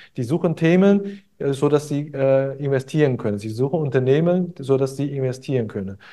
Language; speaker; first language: German; non-native, fluent; Chinese